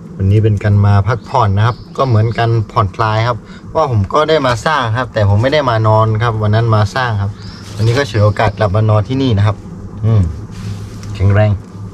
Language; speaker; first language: Thai; native; Thai